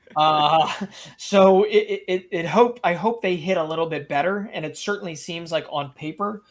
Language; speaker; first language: English; native; English